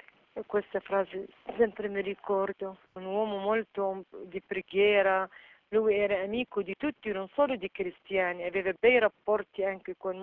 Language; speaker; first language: Italian; non-native, fluent; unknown